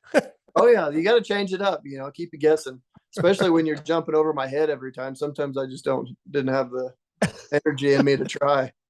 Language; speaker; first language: English; native; English